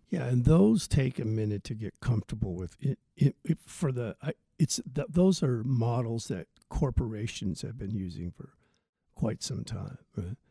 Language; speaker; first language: English; native; English